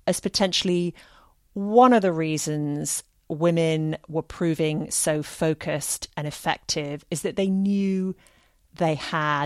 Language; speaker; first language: English; native; English